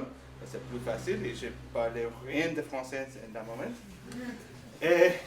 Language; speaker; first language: French; non-native, learner; English